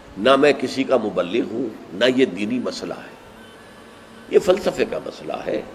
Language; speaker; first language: Urdu; native; Urdu